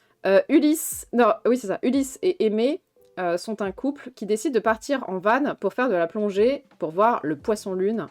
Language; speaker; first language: French; native; French